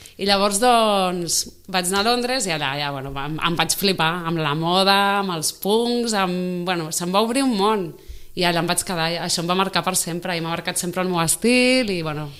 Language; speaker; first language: Catalan; native; Catalan